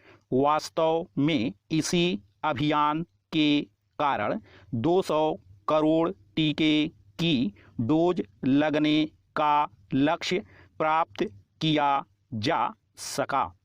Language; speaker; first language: Hindi; native; Hindi